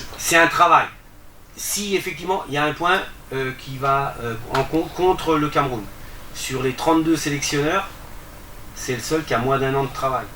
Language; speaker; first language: French; early bilingual, other home language; Portuguese